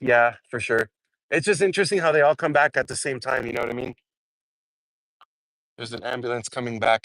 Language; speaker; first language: English; native; English